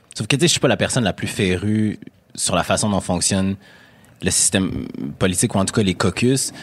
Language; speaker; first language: French; native; French